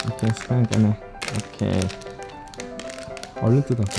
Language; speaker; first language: Vietnamese; non-native, fluent; Korean